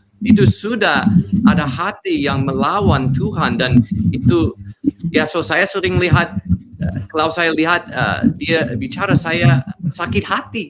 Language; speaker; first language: Indonesian; non-native, learner; English